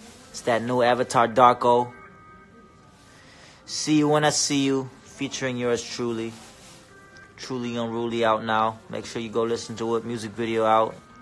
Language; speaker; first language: English; early bilingual, other home language; Korean